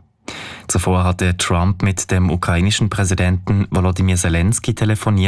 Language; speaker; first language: German; native; German